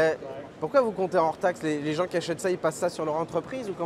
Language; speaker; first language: French; native; French